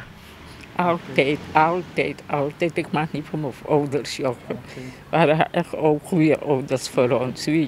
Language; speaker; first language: Dutch; non-native, local second language; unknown